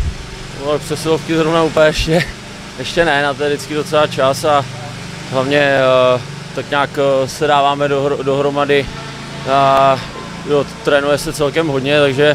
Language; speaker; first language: Czech; native; Czech